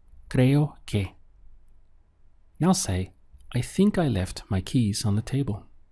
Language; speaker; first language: English; native; English